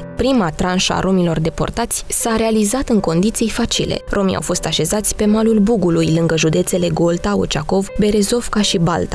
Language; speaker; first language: Romanian; native; Romanian